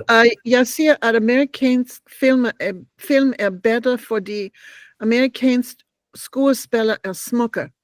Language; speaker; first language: Danish; non-native, learner; English